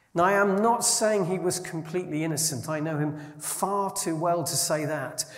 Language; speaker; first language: English; native; English